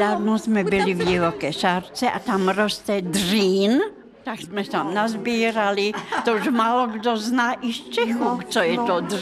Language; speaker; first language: Czech; non-native, fluent; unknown